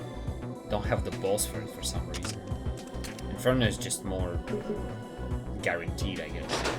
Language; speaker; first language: English; non-native, fluent; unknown